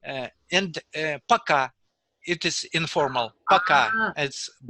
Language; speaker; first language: English; non-native, learner; Russian